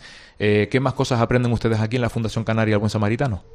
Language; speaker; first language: Spanish; native; Spanish